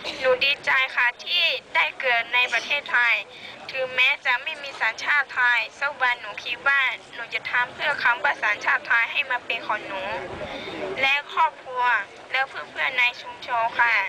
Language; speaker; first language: Thai; non-native, local second language; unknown